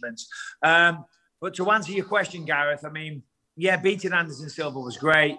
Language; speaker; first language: English; native; English